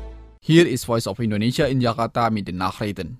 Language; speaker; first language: German; non-native, fluent; Indonesian